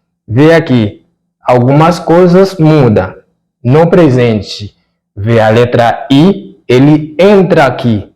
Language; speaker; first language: Portuguese; non-native, fluent; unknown